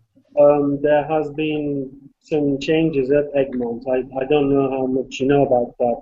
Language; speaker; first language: English; native; English